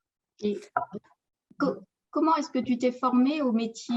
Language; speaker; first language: French; native; French